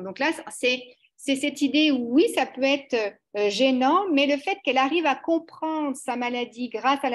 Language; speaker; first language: French; native; French